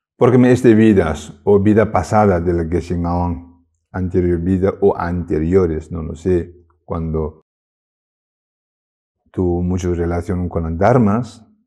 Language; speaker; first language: Spanish; non-native, learner; Tibetan